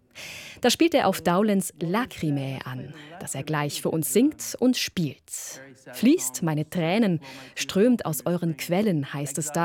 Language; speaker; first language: German; native; German